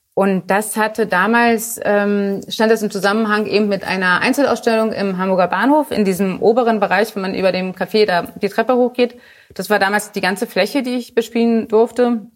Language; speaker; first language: German; early bilingual, other home language; Polish